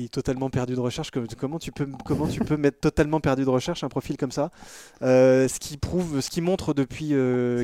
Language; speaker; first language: French; native; French